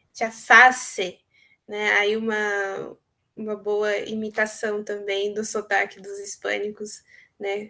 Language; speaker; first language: Portuguese; native; Portuguese